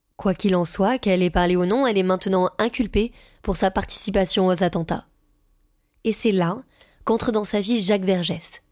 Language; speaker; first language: French; native; French